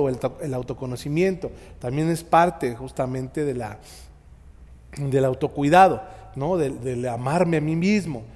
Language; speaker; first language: Spanish; native; Spanish